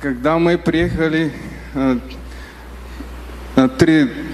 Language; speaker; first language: Russian; non-native, learner; Bulgarian